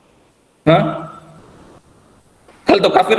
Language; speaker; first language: Arabic; non-native, fluent; Indonesian